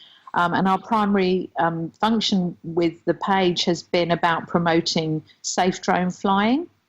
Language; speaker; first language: English; native; English